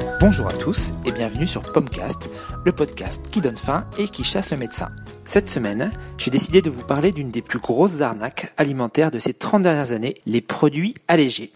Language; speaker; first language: French; native; French